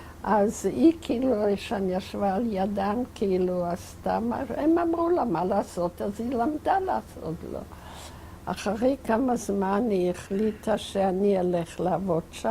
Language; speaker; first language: Hebrew; non-native, fluent; Yiddish